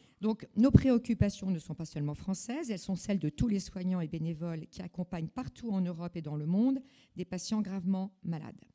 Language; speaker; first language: French; native; French